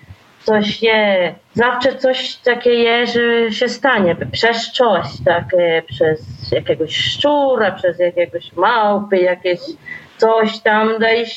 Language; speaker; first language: Polish; early bilingual, heritage; Polish